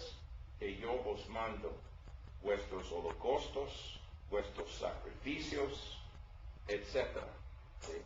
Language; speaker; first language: Spanish; non-native, learner; English